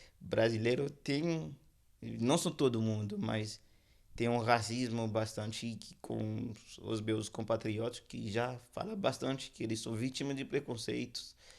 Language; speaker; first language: Portuguese; non-native, fluent; Haitian Creole